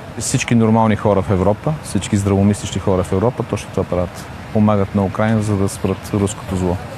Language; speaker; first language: Bulgarian; native; Bulgarian